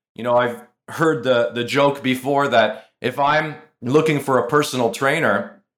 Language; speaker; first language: English; native; English